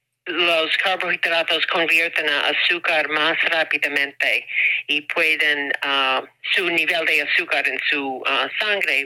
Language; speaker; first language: Spanish; non-native, learner; English